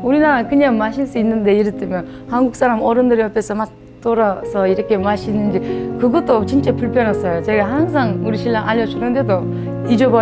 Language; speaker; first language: Korean; non-native, fluent; Uzbek